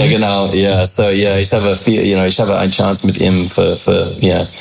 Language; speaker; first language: German; non-native, learner; English